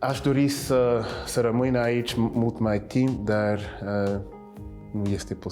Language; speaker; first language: Romanian; non-native, learner; English